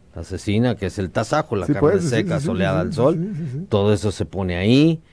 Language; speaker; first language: Spanish; native; Spanish